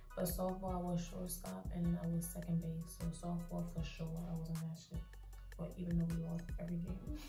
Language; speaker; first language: English; native; English